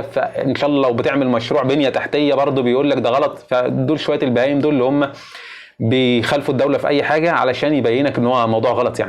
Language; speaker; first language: Arabic; native; Arabic